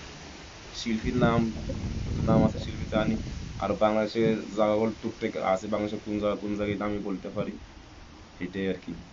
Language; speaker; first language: Bangla; non-native, fluent; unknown